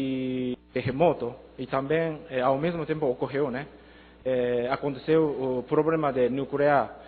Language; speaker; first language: Portuguese; non-native, learner; Japanese